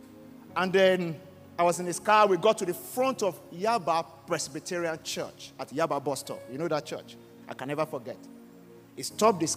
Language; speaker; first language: English; non-native, local second language; Yoruba